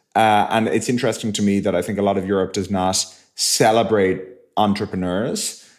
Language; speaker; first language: English; native; English